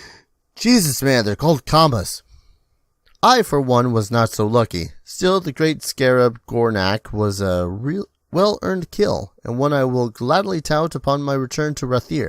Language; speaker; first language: English; native; English